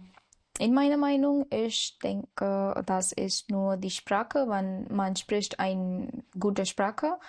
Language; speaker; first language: German; non-native, learner; Marathi